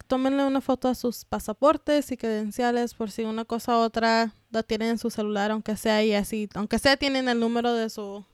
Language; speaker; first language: Spanish; early bilingual, heritage; Spanish